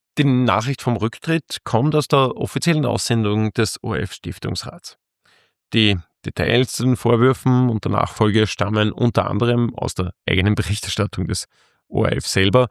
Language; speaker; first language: German; native; German